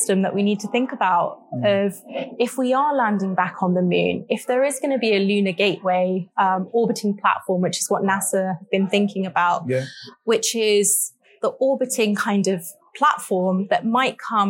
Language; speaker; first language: English; native; English